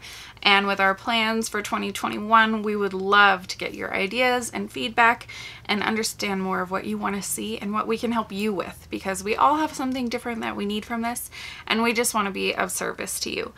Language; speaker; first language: English; native; English